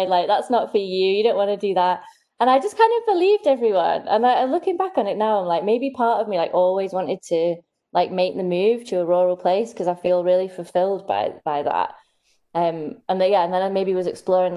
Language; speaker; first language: English; native; English